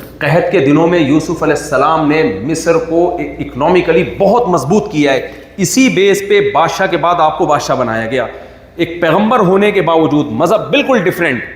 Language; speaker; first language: Urdu; native; Urdu